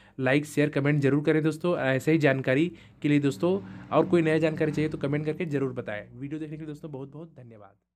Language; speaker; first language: Hindi; native; Hindi